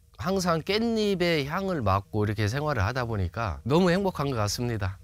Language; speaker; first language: Korean; native; Korean